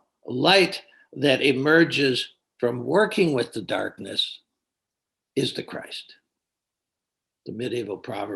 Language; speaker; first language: English; native; English